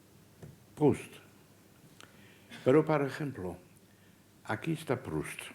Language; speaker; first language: Spanish; non-native, fluent; Dutch